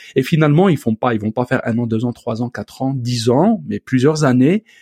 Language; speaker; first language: French; non-native, local second language; Arabic